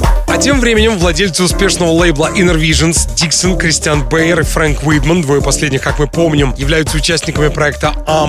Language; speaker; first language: Russian; native; Russian